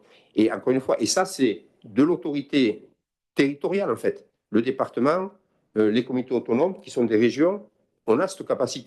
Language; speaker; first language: French; native; French